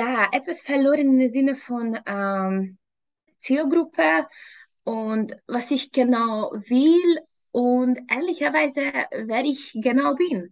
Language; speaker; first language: German; non-native, fluent; Hungarian